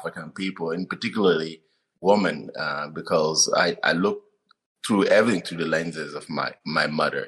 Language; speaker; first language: English; non-native, fluent; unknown